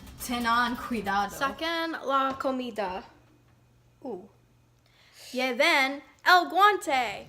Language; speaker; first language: Spanish; non-native, learner; English